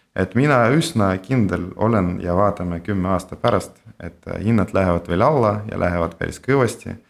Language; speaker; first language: Estonian; non-native, local second language; Russian